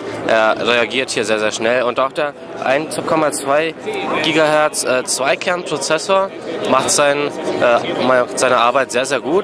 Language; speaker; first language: German; native; German